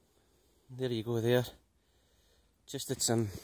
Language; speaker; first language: English; native; English